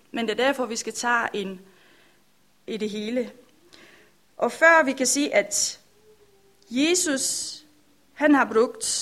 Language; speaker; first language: Danish; non-native, learner; Romanian